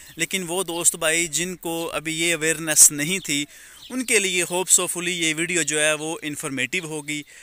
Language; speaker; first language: Urdu; non-native, local second language; Punjabi